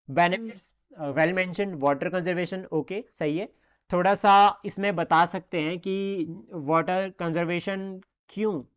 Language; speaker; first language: Hindi; native; Hindi